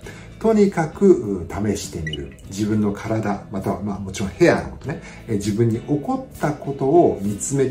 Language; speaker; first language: Japanese; native; Japanese